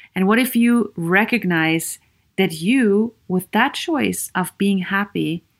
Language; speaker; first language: English; non-native, fluent; German